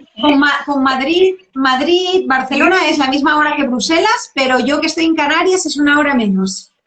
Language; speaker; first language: Spanish; native; Spanish